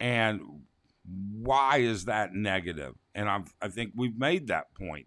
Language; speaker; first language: English; native; English